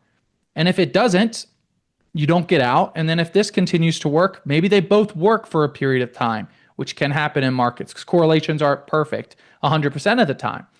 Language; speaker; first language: English; native; English